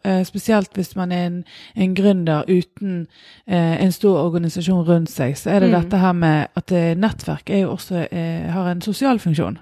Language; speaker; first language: Norwegian; native; Norwegian